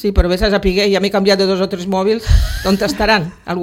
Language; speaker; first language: Catalan; native; Catalan